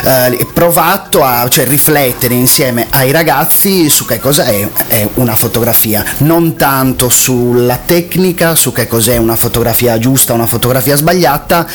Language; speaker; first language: Italian; native; Italian